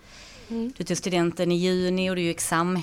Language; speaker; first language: Swedish; native; Swedish